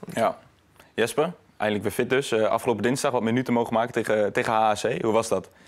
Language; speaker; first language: Dutch; native; Dutch